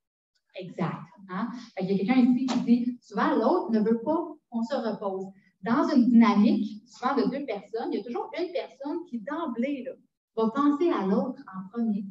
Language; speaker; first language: French; native; French